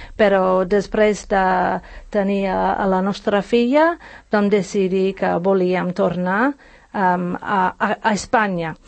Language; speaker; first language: Catalan; non-native, fluent; English